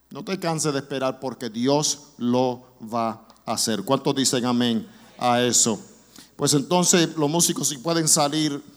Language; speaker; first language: Spanish; early bilingual, heritage; Spanish